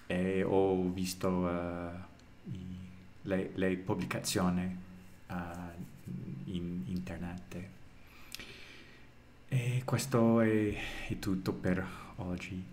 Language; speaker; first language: Italian; non-native, learner; English